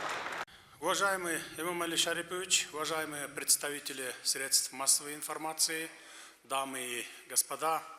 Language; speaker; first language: Russian; non-native, local second language; Kyrgyz